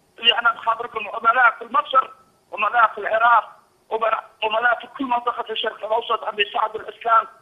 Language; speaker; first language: Arabic; non-native, local second language; Assyrian Neo-Aramaic